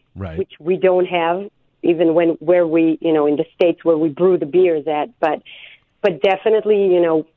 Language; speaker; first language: English; non-native, fluent; Hebrew